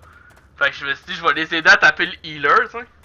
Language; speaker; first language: French; native; French